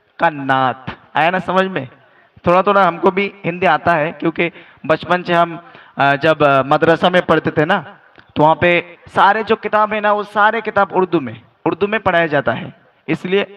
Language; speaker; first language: Hindi; non-native, learner; Bangla